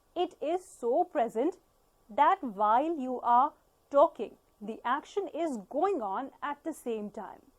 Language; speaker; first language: English; non-native, local second language; Punjabi